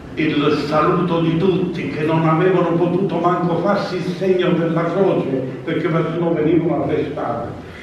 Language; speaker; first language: Italian; native; Italian